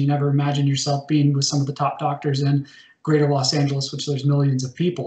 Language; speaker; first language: English; native; English